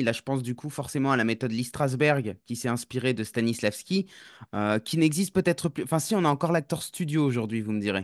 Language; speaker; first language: French; native; French